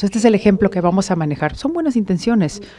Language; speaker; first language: Spanish; native; Spanish